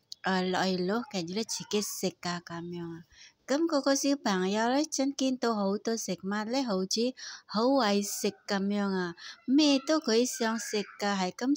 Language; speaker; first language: Cantonese; non-native, fluent; Indonesian